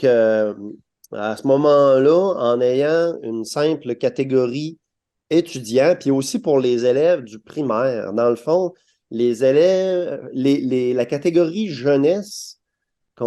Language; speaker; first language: French; native; French